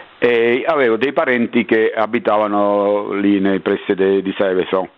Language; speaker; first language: Italian; native; Italian